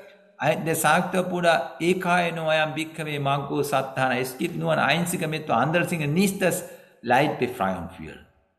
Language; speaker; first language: German; non-native, fluent; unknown